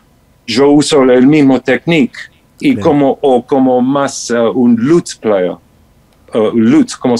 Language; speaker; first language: Spanish; non-native, fluent; English